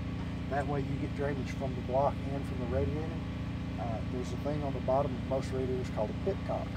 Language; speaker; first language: English; native; English